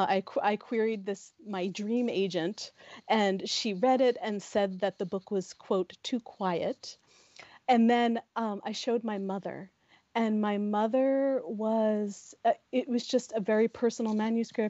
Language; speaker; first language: English; native; English